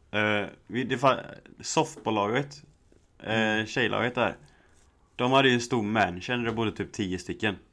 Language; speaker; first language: Swedish; native; Swedish